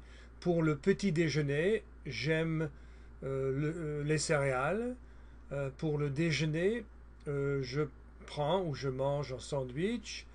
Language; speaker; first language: French; non-native, learner; English